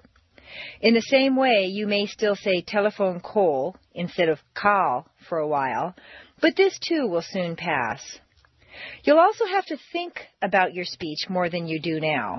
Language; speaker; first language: English; native; English